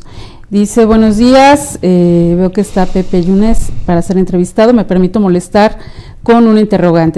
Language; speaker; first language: Spanish; native; Spanish